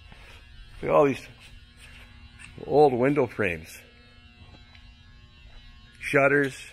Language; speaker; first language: English; native; English